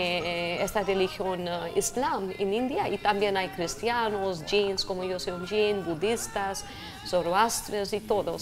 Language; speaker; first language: Spanish; non-native, fluent; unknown